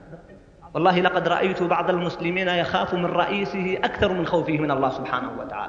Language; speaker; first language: Arabic; native; Arabic